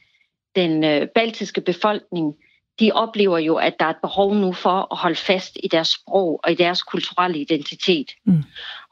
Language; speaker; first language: Danish; native; Danish